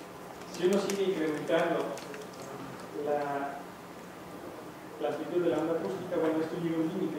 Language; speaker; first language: Spanish; native; Spanish